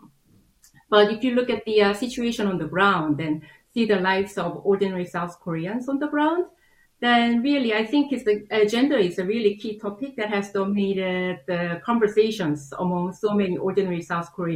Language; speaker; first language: English; non-native, fluent; Korean